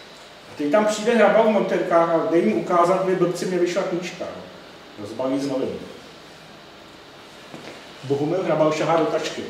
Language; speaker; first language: Czech; native; Czech